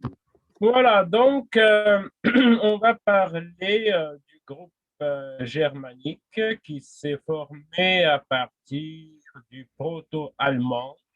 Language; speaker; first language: French; non-native, fluent; Russian